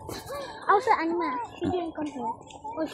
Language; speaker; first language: English; early bilingual, other home language; Nepali